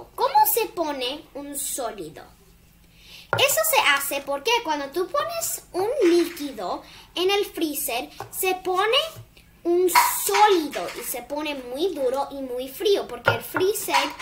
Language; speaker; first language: Spanish; early bilingual, heritage; Spanish